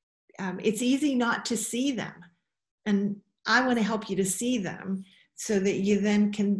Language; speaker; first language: English; native; English